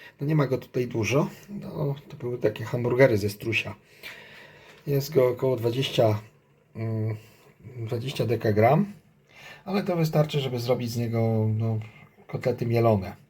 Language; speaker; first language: Polish; native; Polish